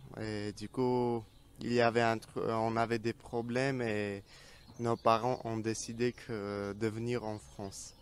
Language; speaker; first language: French; early bilingual, other home language; Armenian